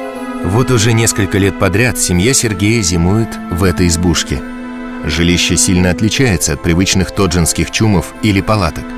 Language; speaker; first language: Russian; native; Russian